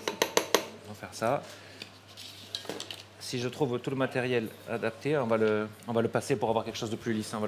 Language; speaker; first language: French; native; French